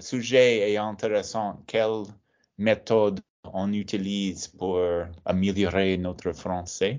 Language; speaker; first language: French; non-native, learner; English